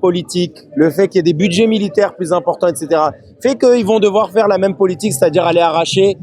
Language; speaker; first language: French; native; French